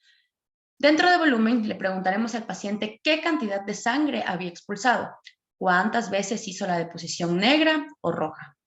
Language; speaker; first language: Spanish; native; Spanish